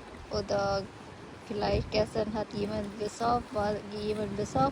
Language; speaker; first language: German; non-native, learner; Cebuano